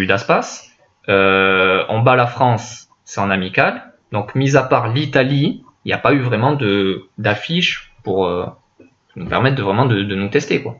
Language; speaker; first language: French; native; French